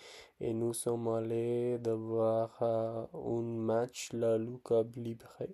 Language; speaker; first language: French; non-native, learner; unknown